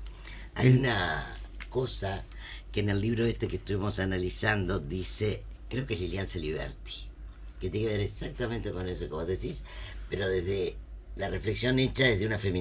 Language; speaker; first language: Spanish; native; Spanish